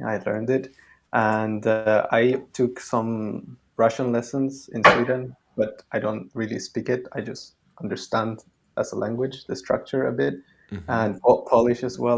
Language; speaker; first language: English; non-native, fluent; Spanish